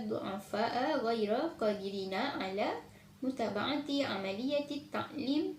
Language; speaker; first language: Arabic; non-native, learner; Malay